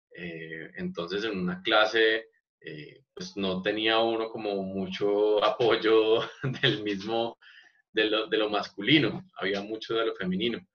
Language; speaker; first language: Spanish; native; Spanish